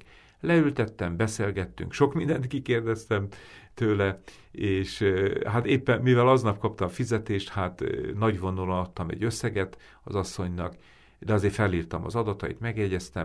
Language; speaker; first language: Hungarian; native; Hungarian